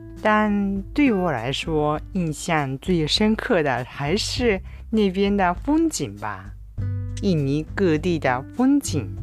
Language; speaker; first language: Chinese; non-native, fluent; Japanese